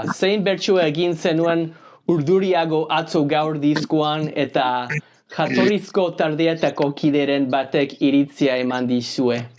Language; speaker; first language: Basque; non-native, learner; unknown